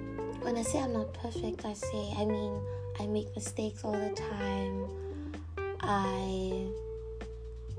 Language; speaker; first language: English; non-native, local second language; Tswana